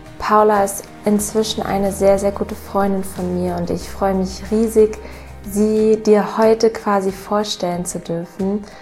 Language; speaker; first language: German; native; German